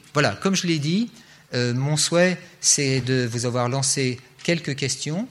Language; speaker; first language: French; native; French